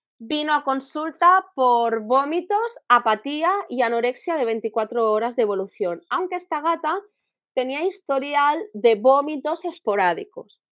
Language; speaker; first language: Spanish; native; Spanish